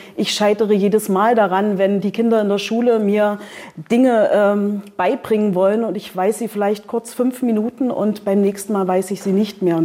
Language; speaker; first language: German; native; German